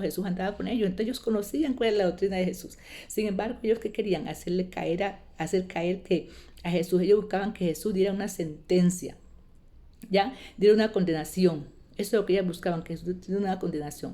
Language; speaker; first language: Spanish; native; Spanish